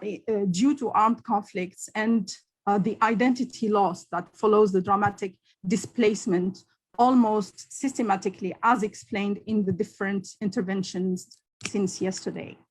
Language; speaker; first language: English; non-native, local second language; Arabic